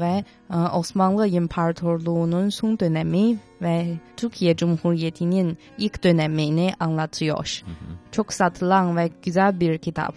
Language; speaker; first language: Turkish; non-native, fluent; Chinese